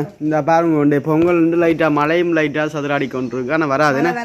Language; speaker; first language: Tamil; native; Tamil